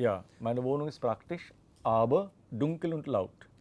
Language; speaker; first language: German; non-native, fluent; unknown